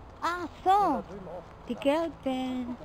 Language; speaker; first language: German; non-native, learner; Indonesian